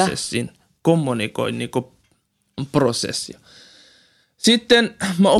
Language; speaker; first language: Finnish; non-native, learner; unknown